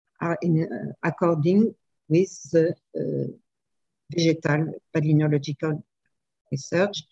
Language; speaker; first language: English; non-native, fluent; French